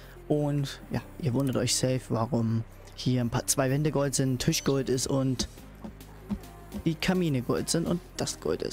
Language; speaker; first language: German; native; German